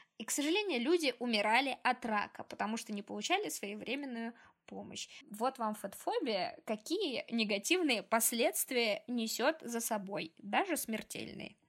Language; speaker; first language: Russian; native; Russian